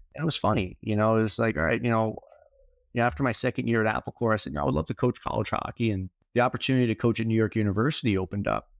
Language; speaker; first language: English; native; English